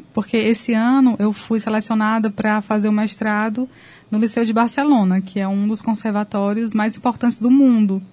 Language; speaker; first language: Portuguese; native; Portuguese